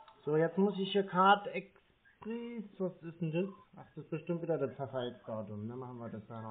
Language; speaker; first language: German; native; German